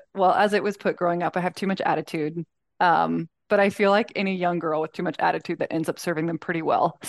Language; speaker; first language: English; native; English